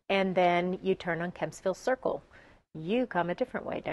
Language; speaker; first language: English; native; English